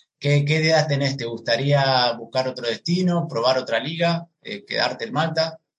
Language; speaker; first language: Spanish; native; Spanish